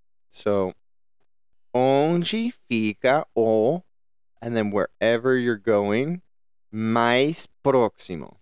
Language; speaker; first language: Portuguese; non-native, learner; English